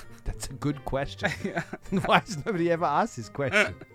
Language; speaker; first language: English; native; English